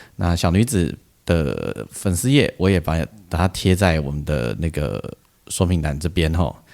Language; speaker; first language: Chinese; native; Chinese